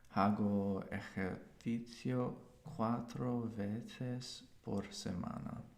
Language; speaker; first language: Spanish; non-native, learner; English